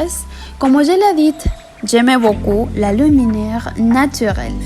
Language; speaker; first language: French; non-native, learner; Spanish